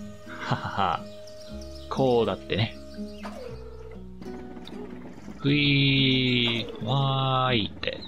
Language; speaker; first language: Japanese; non-native, fluent; English